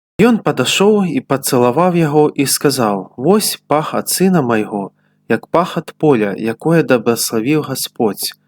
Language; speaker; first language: Belarusian; native; Belarusian